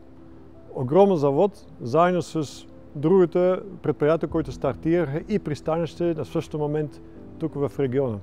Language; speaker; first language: Bulgarian; non-native, fluent; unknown